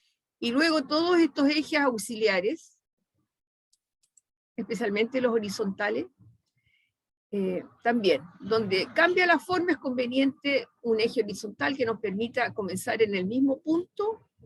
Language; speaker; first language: Spanish; native; Spanish